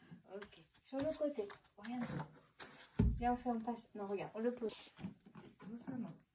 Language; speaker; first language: French; native; French